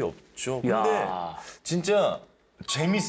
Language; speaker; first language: Korean; native; Korean